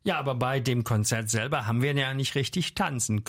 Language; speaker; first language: German; native; German